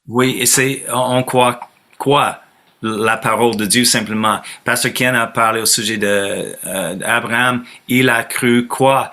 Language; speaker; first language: French; non-native, fluent; English